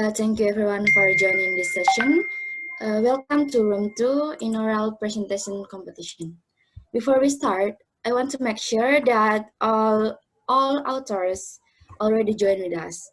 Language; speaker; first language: English; non-native, fluent; Indonesian